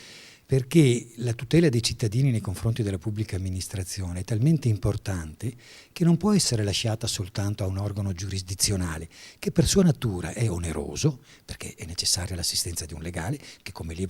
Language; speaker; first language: Italian; native; Italian